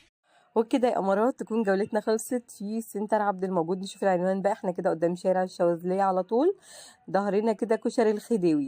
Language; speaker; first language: Arabic; native; Arabic